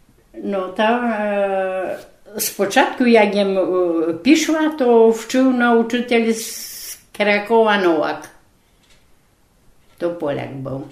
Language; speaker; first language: Polish; non-native, local second language; Rusyn